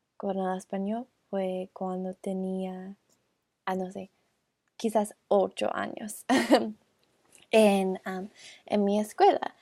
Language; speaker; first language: Spanish; non-native, learner; English